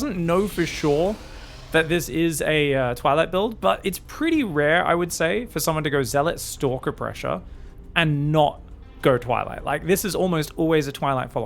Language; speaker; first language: English; native; English